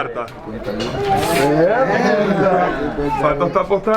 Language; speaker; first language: Spanish; native; Spanish